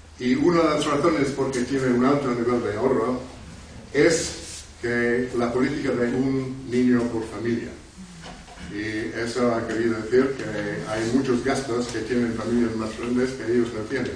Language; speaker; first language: Spanish; non-native, fluent; English